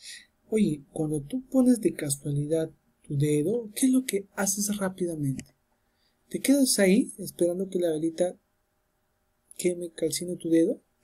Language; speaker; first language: Spanish; native; Spanish